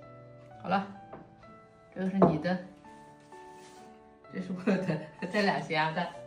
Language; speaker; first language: Chinese; native; Chinese